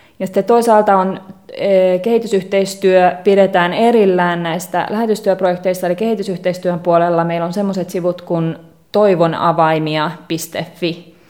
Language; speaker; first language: Finnish; native; Finnish